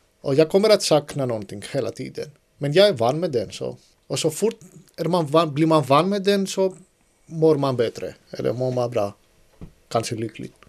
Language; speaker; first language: Swedish; non-native, fluent; Greek